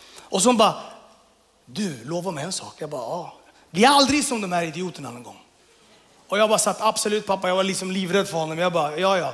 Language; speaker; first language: Swedish; early bilingual, other home language; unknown